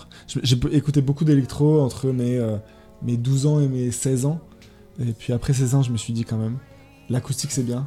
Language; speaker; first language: French; native; French